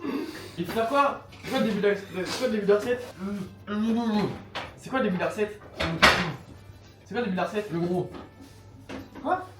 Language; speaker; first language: French; native; French